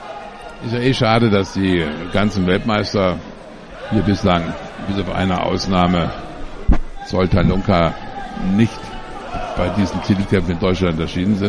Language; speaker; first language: German; native; German